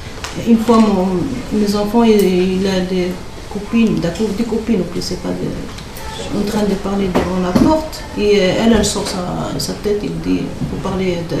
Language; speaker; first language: French; non-native, learner; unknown